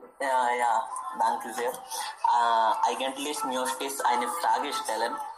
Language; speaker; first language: German; non-native, learner; Hindi